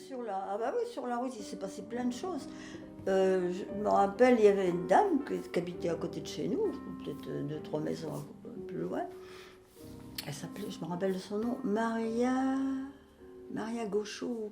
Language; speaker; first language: French; native; French